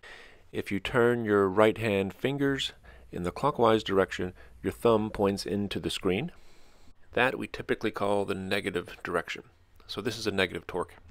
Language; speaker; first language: English; native; English